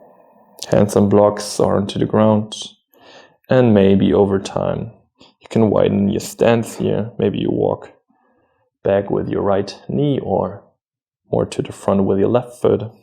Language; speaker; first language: English; non-native, fluent; German